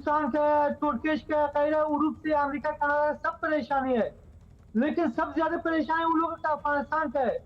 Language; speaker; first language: Hindi; non-native, learner; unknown